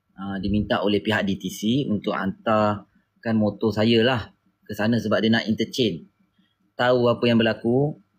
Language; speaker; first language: Malay; native; Malay